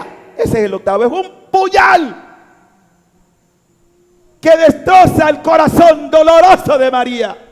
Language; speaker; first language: Spanish; native; Spanish